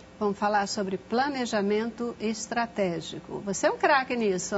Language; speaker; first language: Portuguese; native; Portuguese